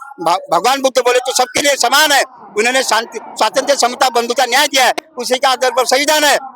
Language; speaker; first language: Hindi; non-native, local second language; Marathi